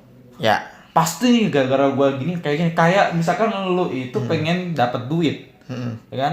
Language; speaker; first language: Indonesian; native; Indonesian